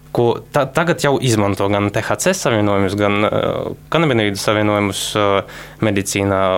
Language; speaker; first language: Latvian; non-native, local second language; Russian